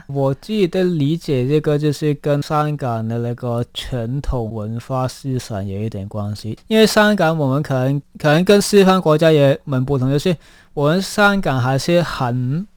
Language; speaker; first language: Chinese; non-native, local second language; Cantonese